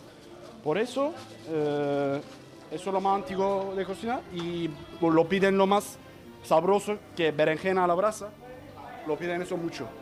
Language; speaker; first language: Spanish; non-native, learner; Turkish